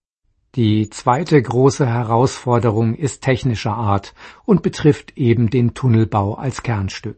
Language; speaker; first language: German; native; German